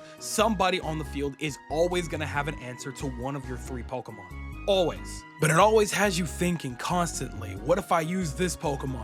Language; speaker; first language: English; native; English